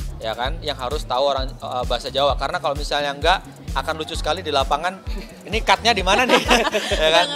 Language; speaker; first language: Indonesian; native; Indonesian